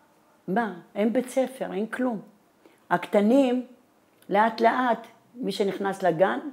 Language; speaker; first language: Hebrew; non-native, fluent; Italian